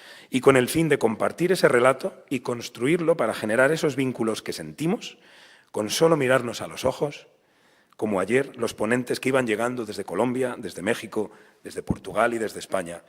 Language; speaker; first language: Spanish; native; Spanish